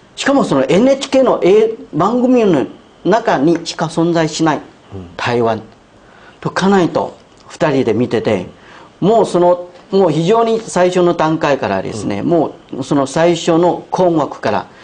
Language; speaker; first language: Japanese; non-native, fluent; Chinese